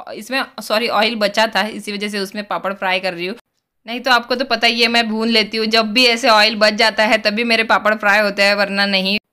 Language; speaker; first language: Hindi; native; Hindi